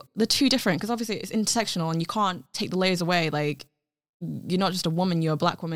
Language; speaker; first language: English; non-native, local second language; Cantonese